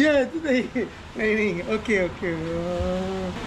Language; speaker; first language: English; non-native, learner; Korean